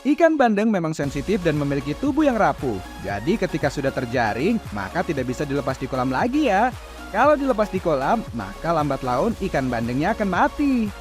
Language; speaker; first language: Indonesian; native; Indonesian